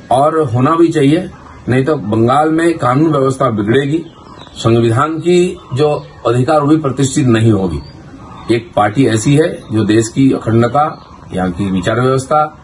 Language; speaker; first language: Hindi; non-native, local second language; Bangla